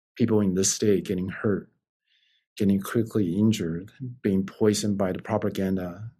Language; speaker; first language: English; non-native, fluent; Chinese